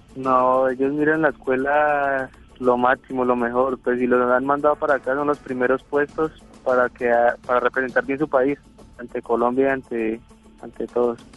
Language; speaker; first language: Spanish; native; Spanish